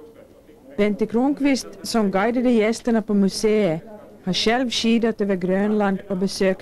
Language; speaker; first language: Swedish; native; Swedish